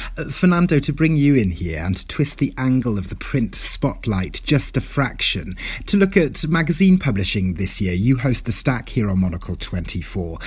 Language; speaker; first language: English; non-native, local second language; Welsh